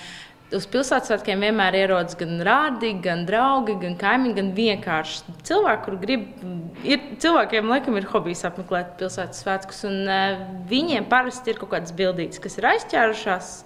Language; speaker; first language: Latvian; native; Latvian